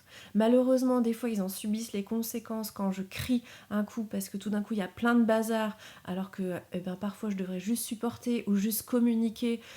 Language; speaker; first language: French; native; French